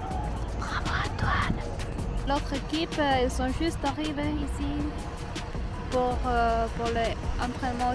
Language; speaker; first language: French; non-native, fluent; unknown